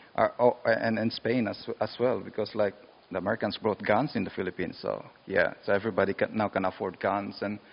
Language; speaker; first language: English; non-native, local second language; Cebuano